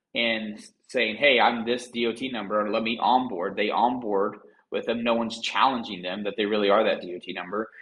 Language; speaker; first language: English; native; English